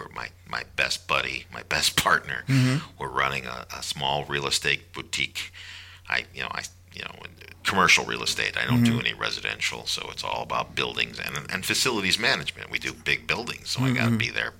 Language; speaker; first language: English; native; English